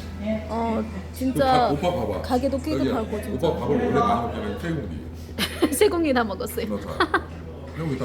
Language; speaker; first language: Korean; non-native, local second language; Chinese